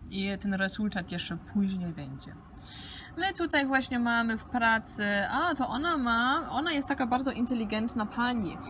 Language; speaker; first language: Polish; early bilingual, heritage; Polish